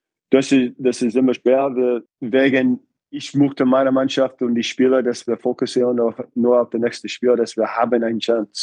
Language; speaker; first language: German; non-native, fluent; English